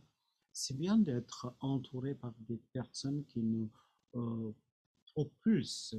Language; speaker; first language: French; non-native, fluent; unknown